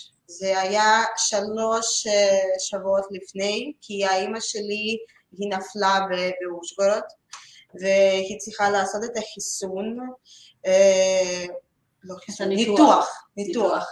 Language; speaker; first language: Hebrew; non-native, learner; Russian